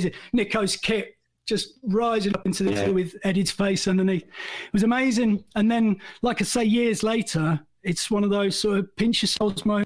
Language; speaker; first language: English; native; English